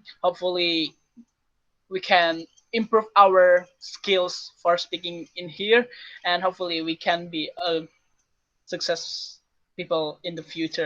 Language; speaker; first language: English; non-native, learner; Indonesian